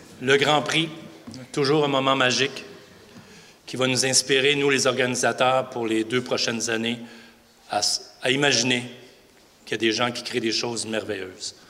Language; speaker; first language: French; native; French